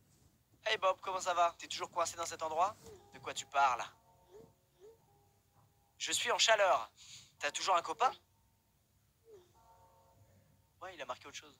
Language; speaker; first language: French; native; French